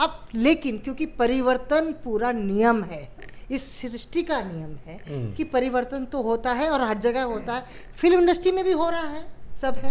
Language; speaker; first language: Hindi; native; Hindi